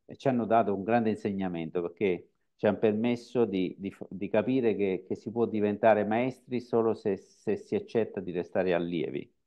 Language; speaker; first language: Italian; native; Italian